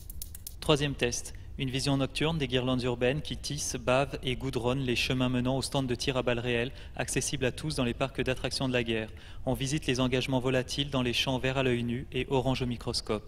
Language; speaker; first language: French; native; French